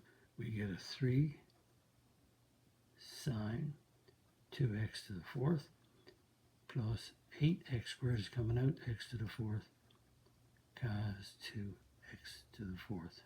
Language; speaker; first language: English; native; English